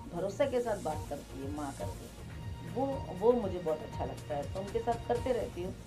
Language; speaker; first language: Hindi; native; Hindi